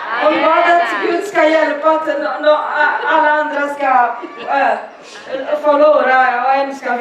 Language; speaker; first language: Swedish; non-native, learner; Swahili